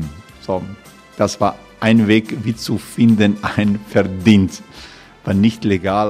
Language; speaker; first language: German; non-native, learner; Croatian